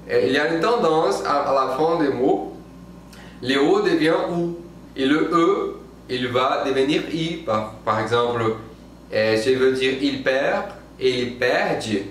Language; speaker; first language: French; non-native, fluent; Portuguese